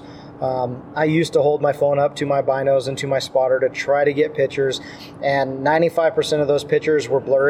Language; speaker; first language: English; native; English